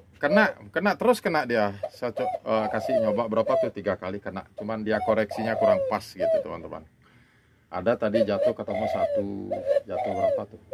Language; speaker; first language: Indonesian; non-native, local second language; Balinese